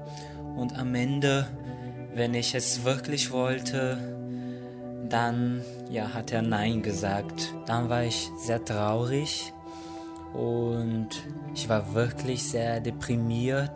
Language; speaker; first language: German; non-native, fluent; Portuguese